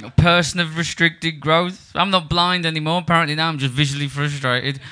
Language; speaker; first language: English; native; English